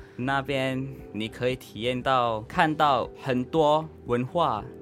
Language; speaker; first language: Chinese; non-native, fluent; Indonesian